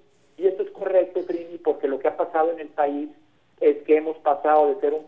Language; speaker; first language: Spanish; native; Spanish